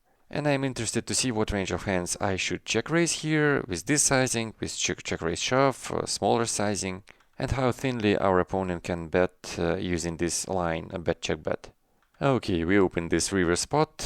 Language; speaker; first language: English; non-native, fluent; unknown